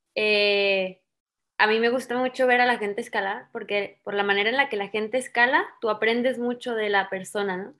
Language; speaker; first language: Spanish; native; Spanish